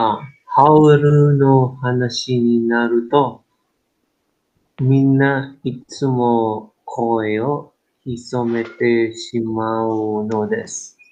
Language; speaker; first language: Japanese; non-native, learner; English